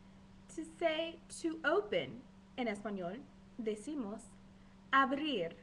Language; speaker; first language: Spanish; non-native, fluent; English